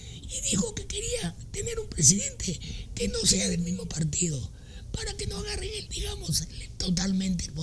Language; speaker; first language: Spanish; native; Spanish